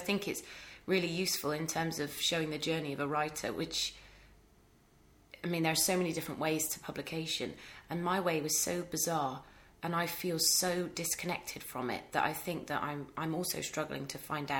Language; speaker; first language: English; native; English